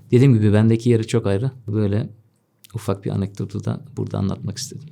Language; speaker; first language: Turkish; early bilingual, heritage; Turkish